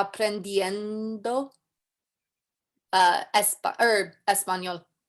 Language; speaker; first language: Spanish; non-native, learner; English